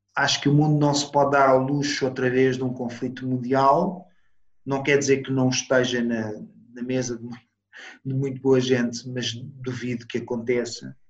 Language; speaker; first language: Portuguese; non-native, fluent; Italian